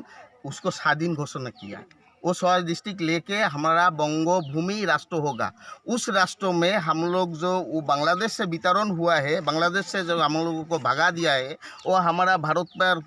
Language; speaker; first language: Hindi; non-native, local second language; Bangla